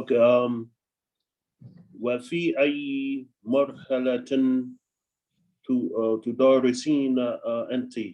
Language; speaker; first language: Arabic; non-native, learner; English